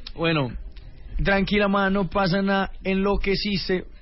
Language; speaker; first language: Spanish; native; Spanish